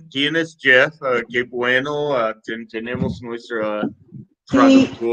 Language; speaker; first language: Spanish; non-native, learner; English